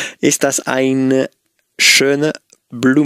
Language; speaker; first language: German; non-native, learner; Spanish